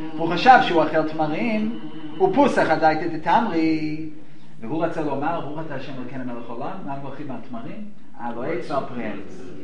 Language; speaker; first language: Hebrew; non-native, fluent; English